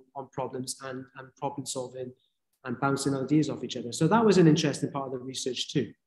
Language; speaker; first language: English; native; English